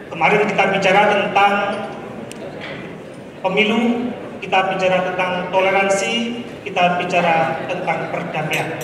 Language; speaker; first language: Indonesian; native; Indonesian